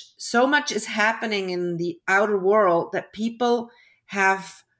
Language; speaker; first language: English; early bilingual, other home language; German